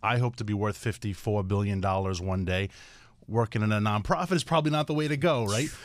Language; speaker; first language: English; native; English